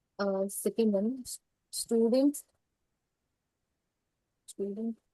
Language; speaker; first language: English; non-native, learner; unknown